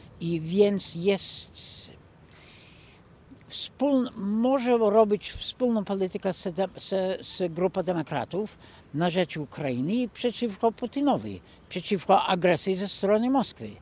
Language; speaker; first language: Polish; non-native, fluent; English